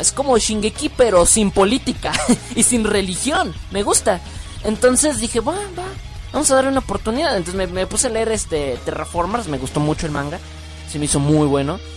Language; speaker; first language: Spanish; native; Spanish